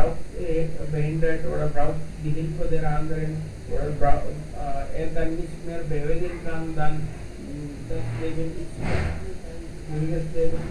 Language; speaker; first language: German; non-native, learner; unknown